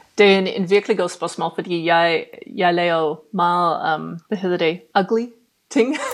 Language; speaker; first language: Danish; non-native, fluent; English